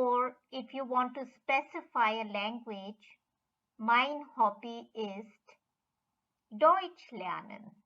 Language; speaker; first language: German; non-native, fluent; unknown